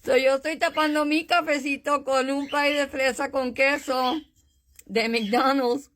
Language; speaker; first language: Spanish; early bilingual, heritage; Spanish